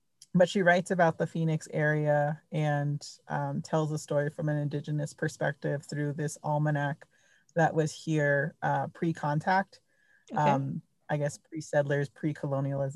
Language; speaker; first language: English; early bilingual, other home language; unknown